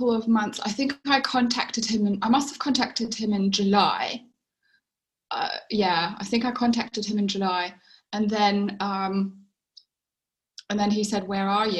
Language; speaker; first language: English; native; English